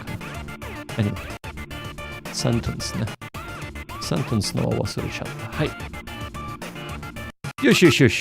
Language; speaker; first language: Japanese; non-native, learner; English